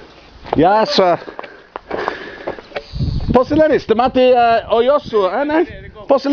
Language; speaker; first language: Greek; non-native, learner; English